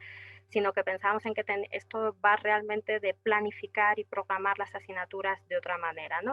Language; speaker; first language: Spanish; native; Spanish